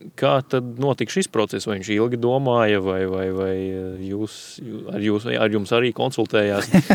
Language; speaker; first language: Latvian; native; Latvian